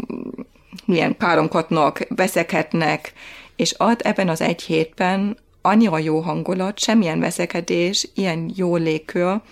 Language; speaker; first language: Hungarian; non-native, fluent; German